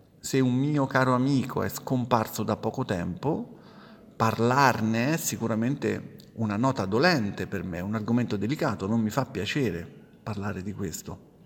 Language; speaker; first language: Italian; native; Italian